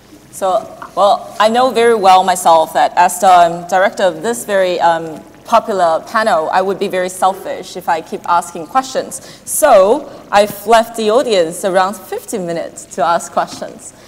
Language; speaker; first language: English; non-native, fluent; Chinese